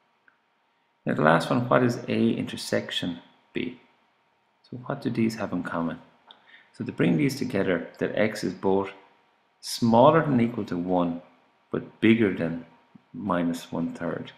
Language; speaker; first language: English; native; English